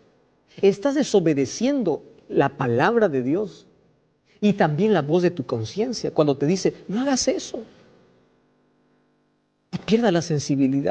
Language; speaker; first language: Spanish; native; Spanish